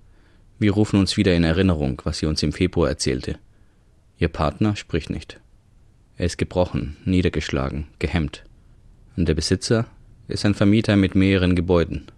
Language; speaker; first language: German; native; German